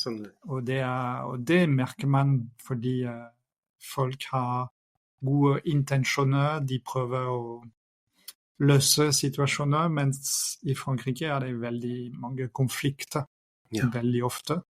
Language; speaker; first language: Norwegian; non-native, fluent; French